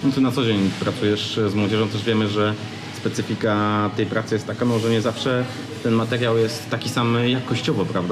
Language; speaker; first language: Polish; native; Polish